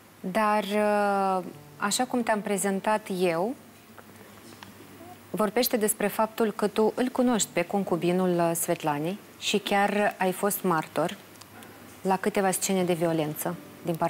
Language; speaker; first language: Romanian; native; Romanian